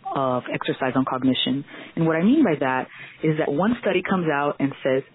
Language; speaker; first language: English; non-native, fluent; Portuguese